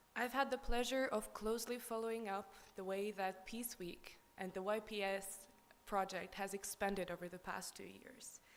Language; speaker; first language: English; non-native, fluent; Albanian